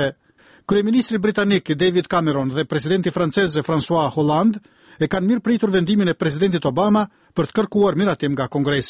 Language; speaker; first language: Albanian; native; Albanian